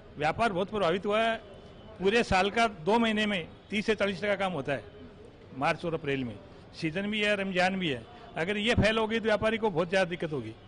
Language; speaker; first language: Hindi; native; Hindi